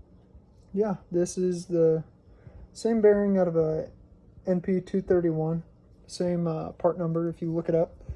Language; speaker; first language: English; native; English